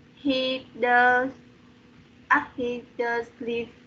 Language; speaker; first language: English; non-native, learner; Vietnamese